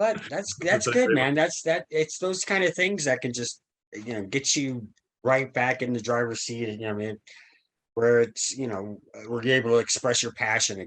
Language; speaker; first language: English; native; English